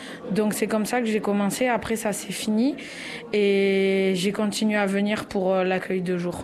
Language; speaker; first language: French; native; French